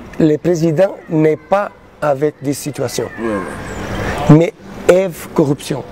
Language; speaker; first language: French; non-native, learner; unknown